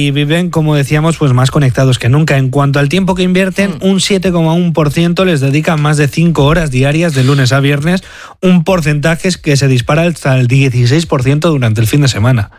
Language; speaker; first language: Spanish; native; Spanish